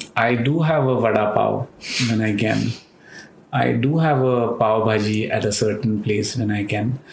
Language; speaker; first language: English; non-native, local second language; Marathi